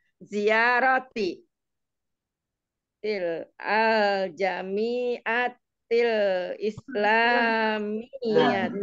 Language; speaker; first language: Arabic; non-native, learner; Indonesian